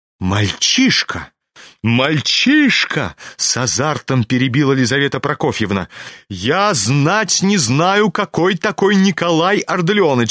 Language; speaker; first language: Russian; native; Russian